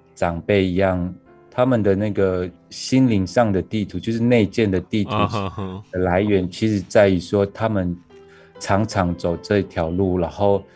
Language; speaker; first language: Chinese; non-native, local second language; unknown